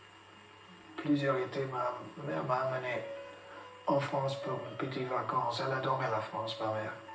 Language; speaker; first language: French; non-native, fluent; English